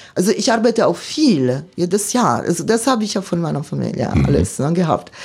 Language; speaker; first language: German; non-native, fluent; Italian